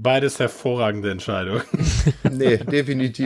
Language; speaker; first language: German; native; German